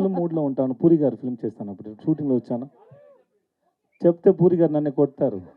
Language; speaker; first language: Telugu; non-native, learner; Tamil